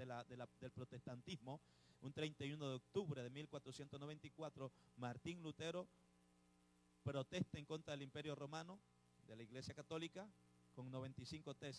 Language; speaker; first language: Spanish; native; Spanish